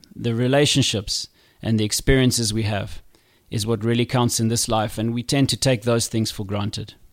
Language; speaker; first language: English; native; English